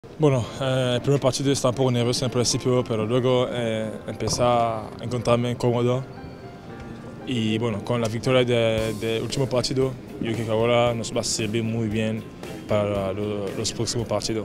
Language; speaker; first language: Spanish; non-native, fluent; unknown